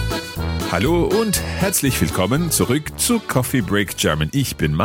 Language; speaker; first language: German; non-native, learner; English